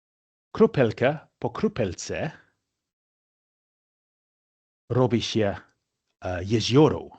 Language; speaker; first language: Polish; non-native, fluent; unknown